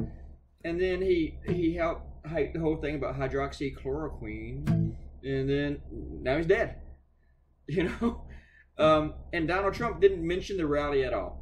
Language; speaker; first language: English; native; English